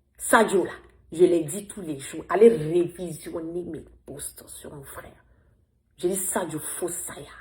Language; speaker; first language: French; non-native, local second language; Bambara